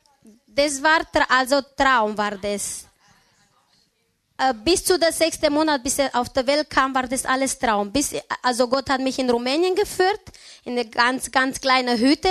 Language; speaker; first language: German; non-native, learner; Romanian